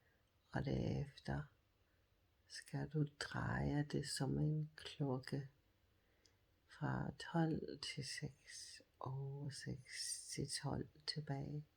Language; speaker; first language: Danish; non-native, fluent; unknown